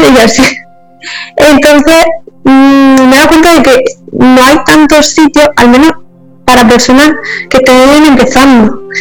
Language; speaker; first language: Spanish; native; Spanish